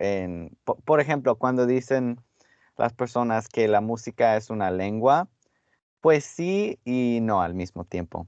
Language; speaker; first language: Spanish; non-native, fluent; English